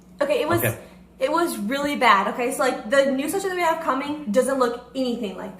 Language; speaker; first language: English; native; English